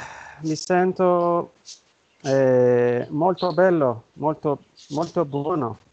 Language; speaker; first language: Italian; non-native, learner; Turkish